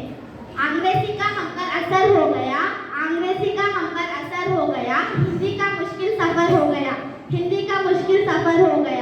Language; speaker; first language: Hindi; non-native, local second language; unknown